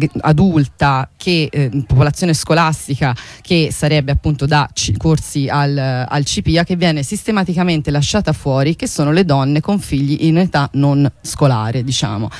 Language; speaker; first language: Italian; native; Italian